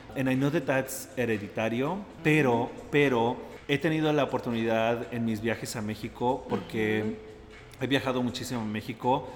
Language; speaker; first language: Spanish; early bilingual, heritage; Spanish